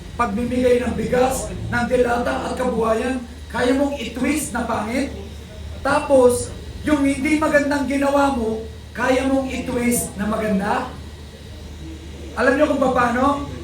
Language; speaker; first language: Filipino; native; Filipino